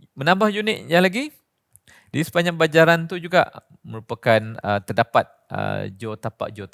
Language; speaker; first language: Malay; native; Malay